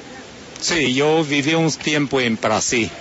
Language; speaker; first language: Spanish; non-native, fluent; Chinese